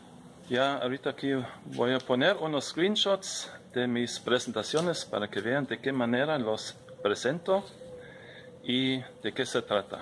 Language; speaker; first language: Spanish; non-native, fluent; German